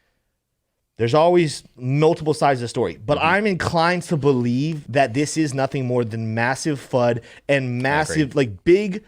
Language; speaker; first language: English; native; English